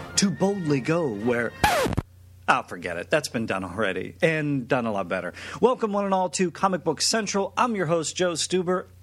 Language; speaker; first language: English; native; English